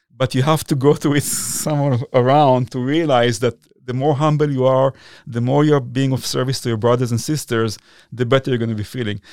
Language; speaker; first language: English; non-native, fluent; Hebrew